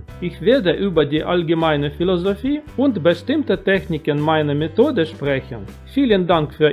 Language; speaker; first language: German; non-native, fluent; Russian